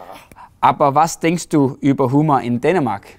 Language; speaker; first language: German; non-native, learner; Danish